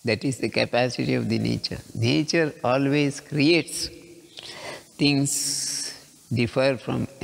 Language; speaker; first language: English; non-native, local second language; Kannada